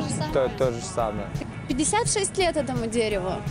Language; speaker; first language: Russian; native; Russian